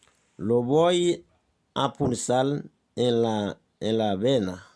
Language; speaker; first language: Spanish; non-native, learner; Haitian Creole